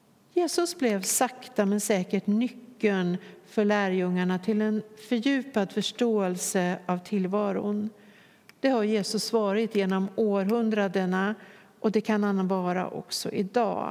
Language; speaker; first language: Swedish; native; Swedish